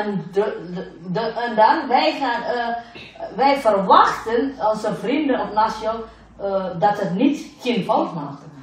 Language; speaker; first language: Dutch; non-native, fluent; Indonesian